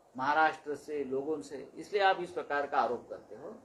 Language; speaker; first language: Hindi; non-native, local second language; Marathi